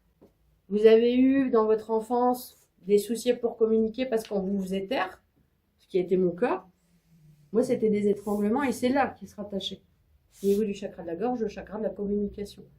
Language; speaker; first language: French; native; French